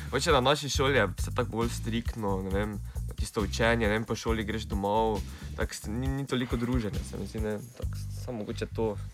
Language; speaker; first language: Slovenian; native; Slovenian